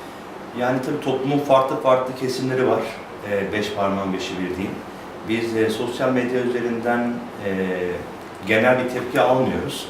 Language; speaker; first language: Turkish; native; Turkish